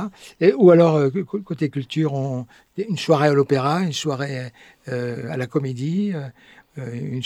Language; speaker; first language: French; native; French